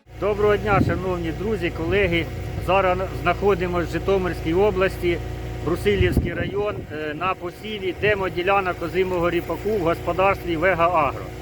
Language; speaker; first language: Ukrainian; native; Ukrainian